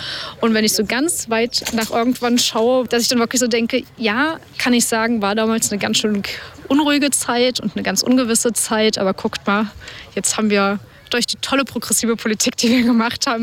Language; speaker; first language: German; native; German